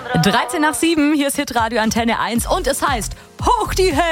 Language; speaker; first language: German; native; German